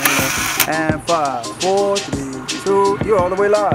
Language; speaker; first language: English; native; English